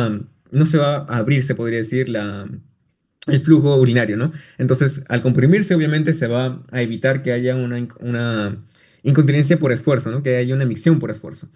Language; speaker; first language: Spanish; native; Spanish